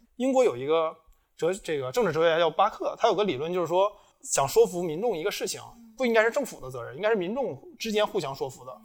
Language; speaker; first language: Chinese; native; Chinese